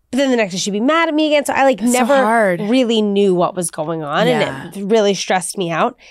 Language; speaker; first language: English; native; English